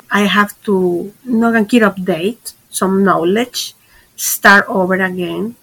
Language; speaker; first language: English; non-native, fluent; Spanish